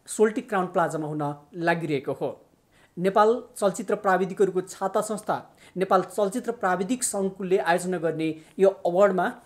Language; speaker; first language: Nepali; native; Nepali